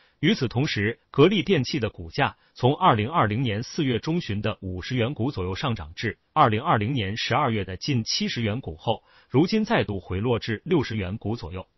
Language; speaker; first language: Chinese; native; Chinese